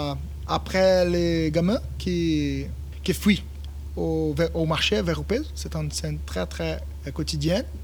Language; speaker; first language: French; non-native, learner; Portuguese